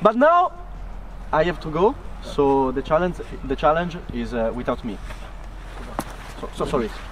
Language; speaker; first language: English; non-native, learner; Italian